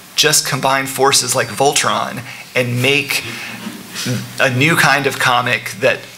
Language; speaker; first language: English; native; English